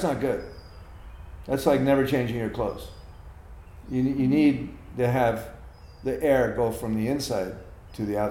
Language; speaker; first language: English; native; English